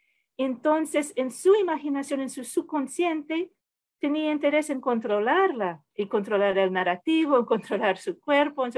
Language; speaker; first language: Spanish; non-native, fluent; English